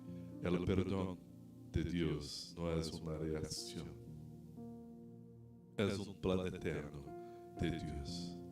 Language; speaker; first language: Spanish; non-native, fluent; Portuguese